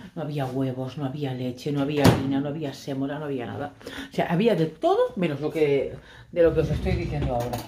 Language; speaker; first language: Spanish; early bilingual, other home language; Arabic